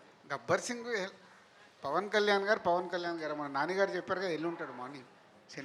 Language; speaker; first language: Telugu; native; Telugu